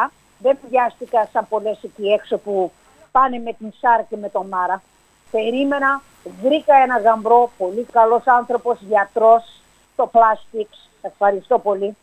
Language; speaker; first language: Greek; early bilingual, heritage; English